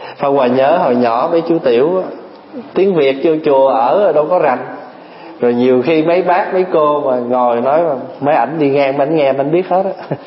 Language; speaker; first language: Vietnamese; early bilingual, other home language; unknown